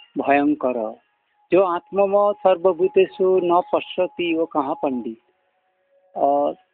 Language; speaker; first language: Hindi; non-native, local second language; Bangla